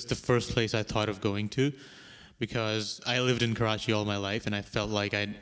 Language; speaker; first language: English; non-native, local second language; Urdu